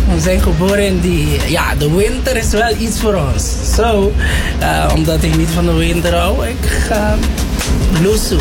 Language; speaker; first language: Dutch; non-native, local second language; Papiamento